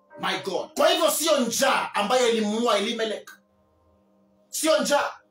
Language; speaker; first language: Swahili; native; Swahili